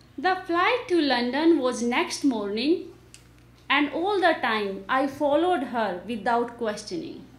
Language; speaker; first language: English; non-native, local second language; Nepali